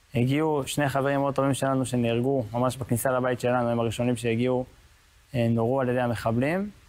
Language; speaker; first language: Hebrew; native; Hebrew